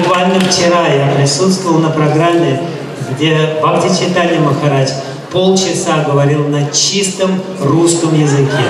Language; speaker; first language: Russian; native; Russian